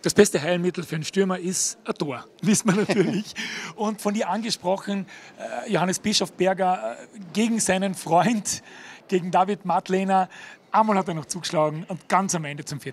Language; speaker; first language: German; native; German